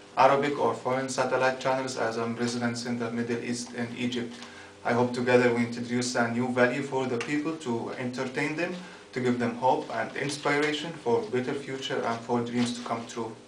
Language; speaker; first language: English; non-native, fluent; Arabic